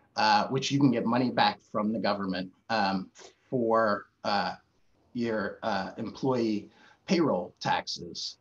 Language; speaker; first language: English; native; English